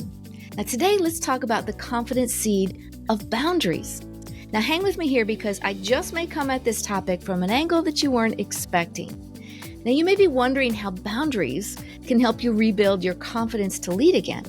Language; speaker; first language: English; native; English